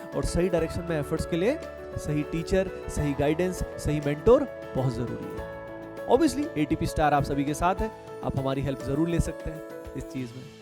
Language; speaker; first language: Hindi; native; Hindi